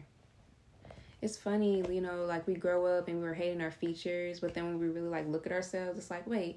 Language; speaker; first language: English; native; English